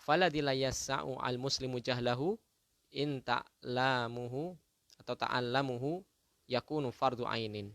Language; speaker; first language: Arabic; non-native, fluent; Indonesian